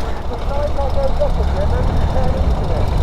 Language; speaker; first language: English; native; English